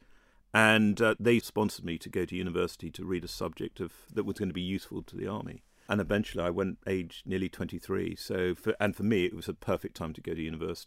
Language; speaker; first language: English; native; English